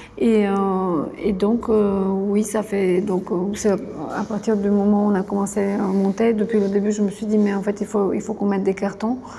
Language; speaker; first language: French; non-native, fluent; Bulgarian